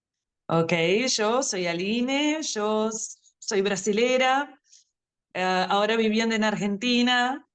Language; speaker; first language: Spanish; non-native, fluent; Portuguese